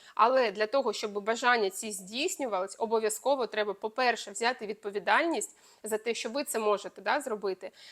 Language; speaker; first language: Ukrainian; non-native, local second language; Russian